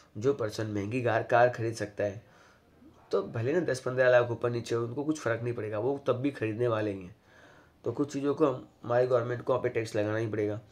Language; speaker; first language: Hindi; non-native, local second language; Gujarati